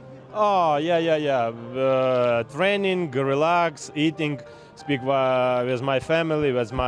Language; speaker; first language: English; non-native, learner; Ukrainian